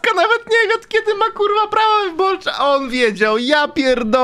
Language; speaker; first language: Polish; native; Polish